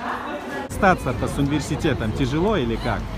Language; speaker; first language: Russian; non-native, local second language; Tajik